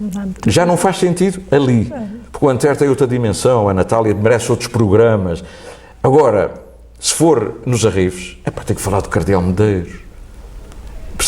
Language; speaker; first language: Portuguese; native; Portuguese